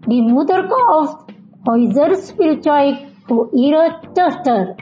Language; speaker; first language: German; non-native, learner; Indonesian